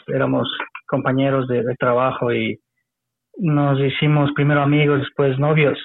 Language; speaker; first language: Spanish; native; Spanish